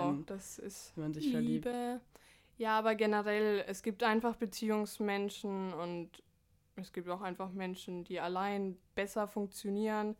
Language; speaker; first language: German; native; German